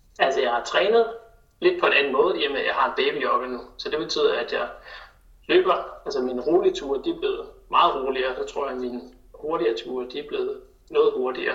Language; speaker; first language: Danish; native; Danish